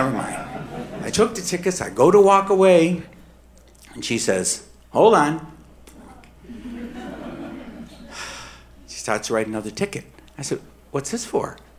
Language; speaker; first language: English; native; English